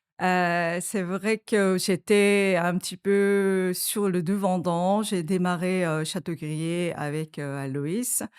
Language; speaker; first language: French; non-native, fluent; Korean